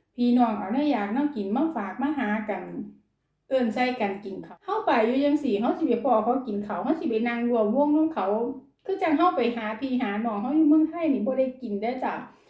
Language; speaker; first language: Thai; native; Thai